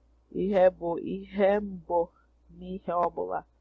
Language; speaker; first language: Igbo; non-native, learner; English